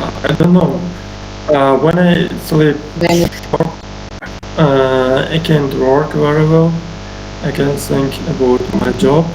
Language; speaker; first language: English; non-native, learner; Uzbek